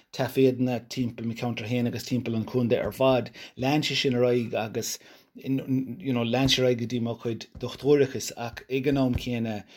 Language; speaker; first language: Irish; non-native, local second language; English